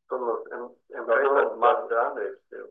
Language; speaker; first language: Spanish; non-native, fluent; English